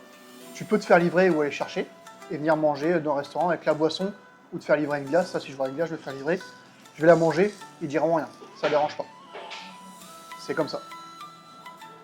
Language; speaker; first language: French; native; French